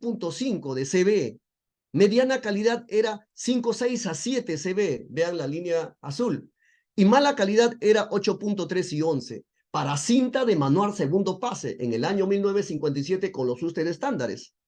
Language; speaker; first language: Spanish; native; Spanish